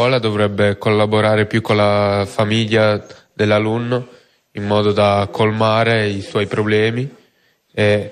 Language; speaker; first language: Italian; non-native, local second language; Tamil